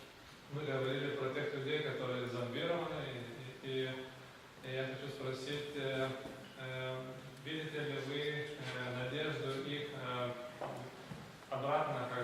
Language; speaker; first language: Russian; non-native, fluent; Lithuanian